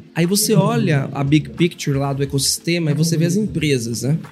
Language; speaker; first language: Portuguese; native; Portuguese